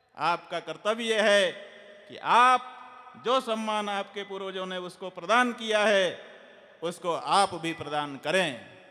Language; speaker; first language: Hindi; native; Hindi